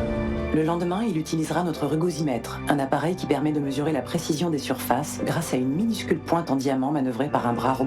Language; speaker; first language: French; native; French